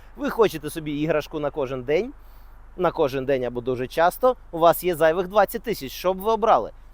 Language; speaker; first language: Ukrainian; non-native, local second language; Russian